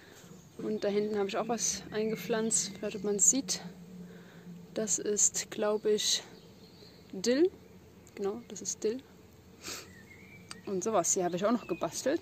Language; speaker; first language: German; native; German